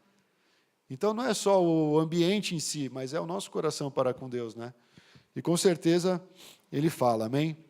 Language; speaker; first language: Portuguese; native; Portuguese